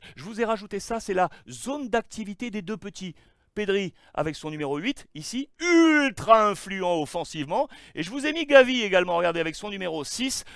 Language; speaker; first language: French; native; French